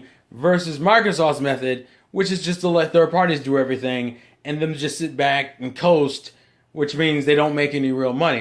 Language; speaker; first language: English; native; English